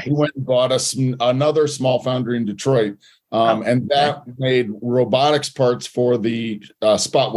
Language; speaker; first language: English; native; English